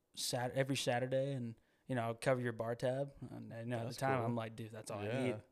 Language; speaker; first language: English; native; English